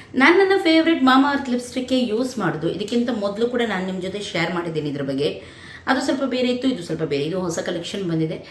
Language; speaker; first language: Kannada; native; Kannada